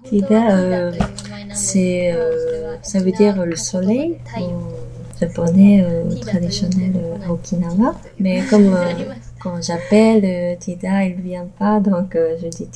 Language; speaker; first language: French; non-native, fluent; Japanese